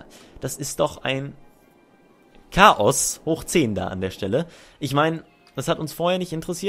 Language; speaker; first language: German; native; German